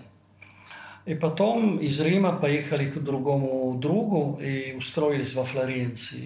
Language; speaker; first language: Russian; non-native, fluent; Italian